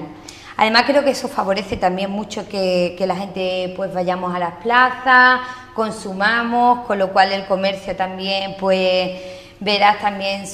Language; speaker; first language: Spanish; native; Spanish